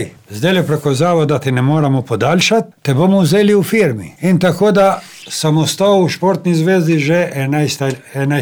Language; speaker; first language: Slovenian; non-native, fluent; Albanian